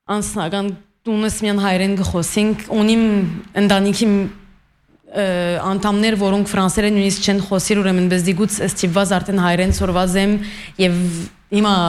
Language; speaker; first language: Armenian; early bilingual, heritage; Armenian